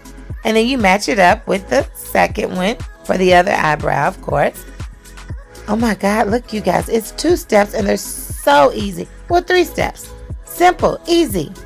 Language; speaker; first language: English; native; English